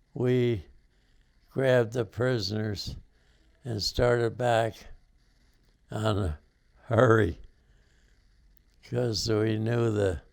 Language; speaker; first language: English; native; English